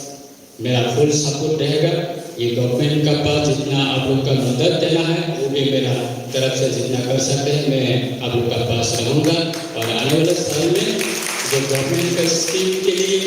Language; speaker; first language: Hindi; non-native, local second language; Kok Borok